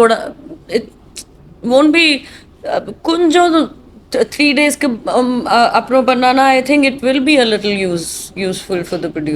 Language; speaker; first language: Tamil; non-native, fluent; Hindi